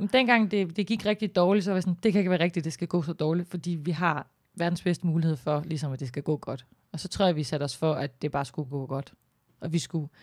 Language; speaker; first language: Danish; native; Danish